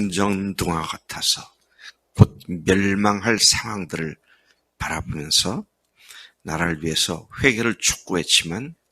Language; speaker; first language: Korean; native; Korean